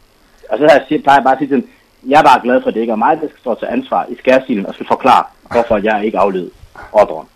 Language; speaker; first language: Danish; non-native, fluent; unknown